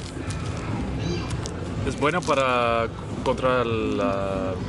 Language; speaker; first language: Spanish; non-native, learner; Dutch